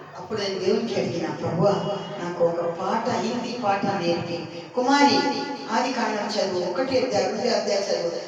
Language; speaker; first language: Telugu; non-native, learner; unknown